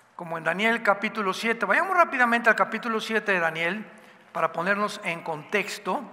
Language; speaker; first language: Spanish; native; Spanish